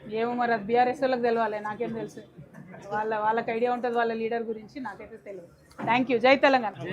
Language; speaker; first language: Telugu; native; Telugu